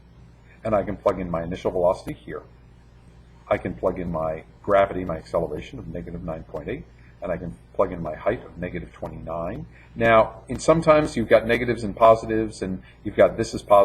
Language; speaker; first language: English; native; English